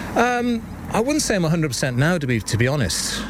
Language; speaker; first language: English; native; English